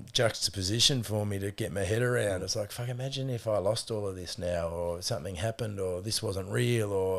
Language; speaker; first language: English; native; English